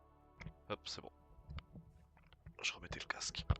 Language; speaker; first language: French; native; French